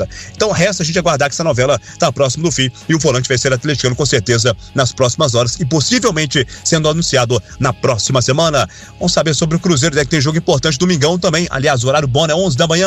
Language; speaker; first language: Portuguese; native; Portuguese